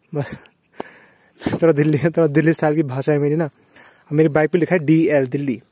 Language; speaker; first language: Hindi; native; Hindi